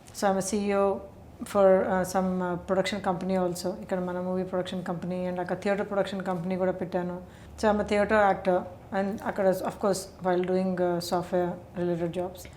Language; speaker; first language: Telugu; native; Telugu